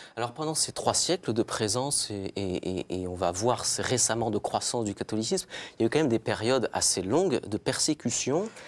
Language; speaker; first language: French; native; French